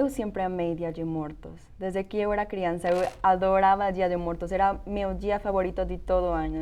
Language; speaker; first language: Portuguese; non-native, fluent; Spanish